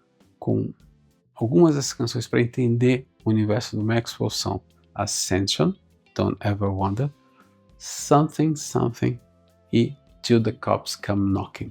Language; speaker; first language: Portuguese; native; Portuguese